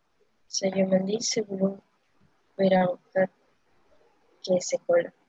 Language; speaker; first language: Indonesian; non-native, learner; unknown